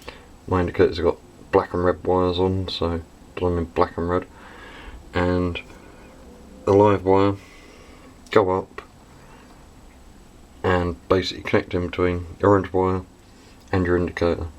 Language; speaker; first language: English; native; English